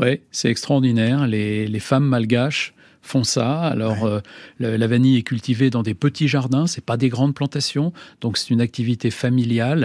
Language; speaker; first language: French; native; French